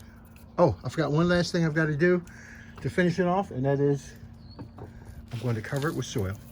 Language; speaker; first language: English; native; English